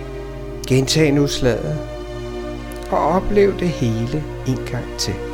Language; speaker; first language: Danish; native; Danish